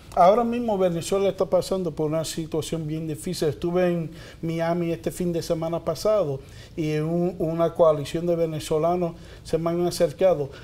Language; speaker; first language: Spanish; early bilingual, heritage; Spanish